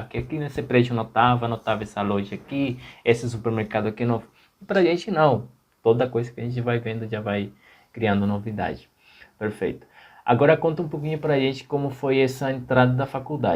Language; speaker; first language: Portuguese; non-native, fluent; Spanish